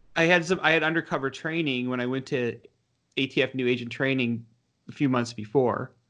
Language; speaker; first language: English; native; English